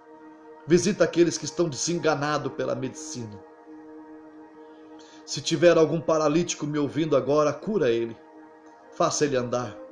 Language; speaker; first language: Portuguese; native; Portuguese